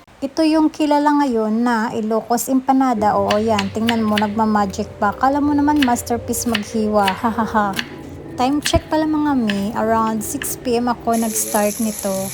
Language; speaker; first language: Filipino; native; Filipino